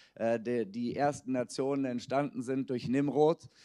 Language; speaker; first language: German; native; German